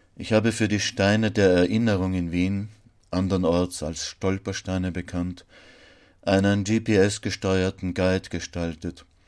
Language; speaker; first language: German; native; German